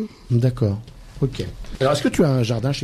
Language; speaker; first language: French; native; French